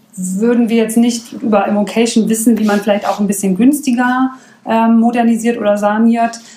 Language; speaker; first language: German; native; German